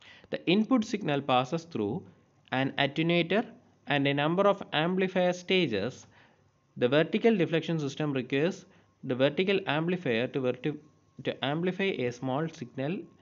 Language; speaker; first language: English; non-native, local second language; Malayalam